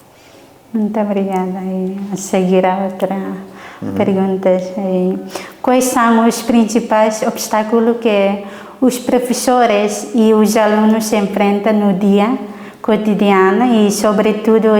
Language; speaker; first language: Portuguese; non-native, learner; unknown